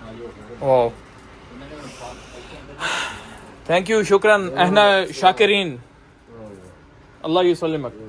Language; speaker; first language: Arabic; non-native, learner; Punjabi